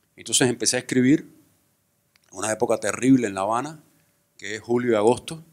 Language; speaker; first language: Spanish; native; Spanish